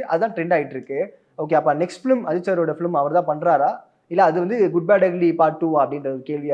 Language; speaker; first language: Tamil; native; Tamil